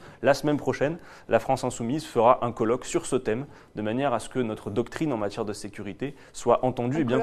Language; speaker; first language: French; native; French